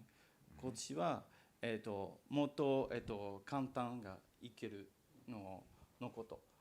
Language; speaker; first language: Japanese; non-native, learner; English